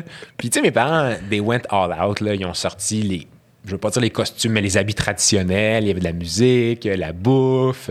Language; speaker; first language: French; native; French